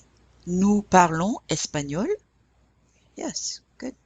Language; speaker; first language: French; non-native, fluent; English